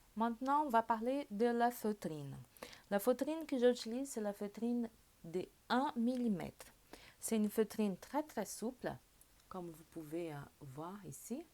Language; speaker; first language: French; non-native, fluent; Portuguese